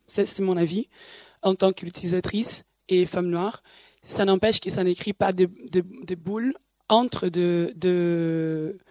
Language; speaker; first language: French; non-native, fluent; Portuguese